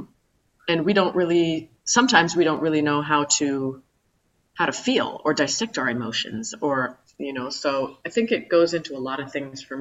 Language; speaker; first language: English; native; English